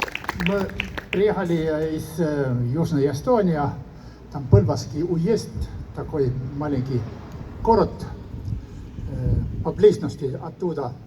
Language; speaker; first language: Russian; non-native, learner; Estonian